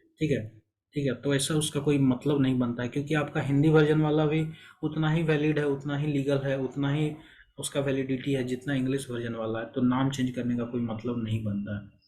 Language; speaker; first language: Hindi; native; Hindi